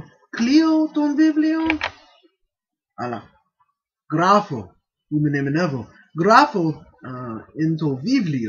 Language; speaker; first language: Greek; non-native, fluent; English